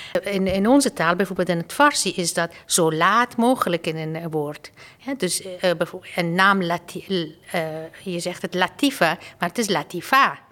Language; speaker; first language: Dutch; non-native, fluent; Persian